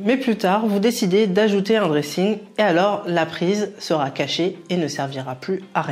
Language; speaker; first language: French; native; French